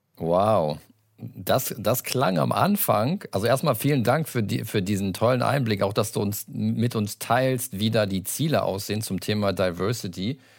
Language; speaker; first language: German; native; German